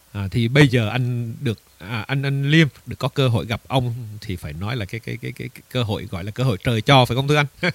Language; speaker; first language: Vietnamese; native; Vietnamese